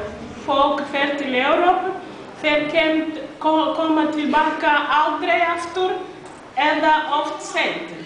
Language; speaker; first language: Icelandic; non-native, learner; Portuguese